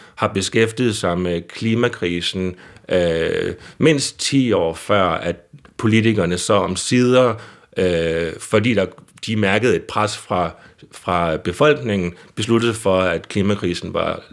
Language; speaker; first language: Danish; native; Danish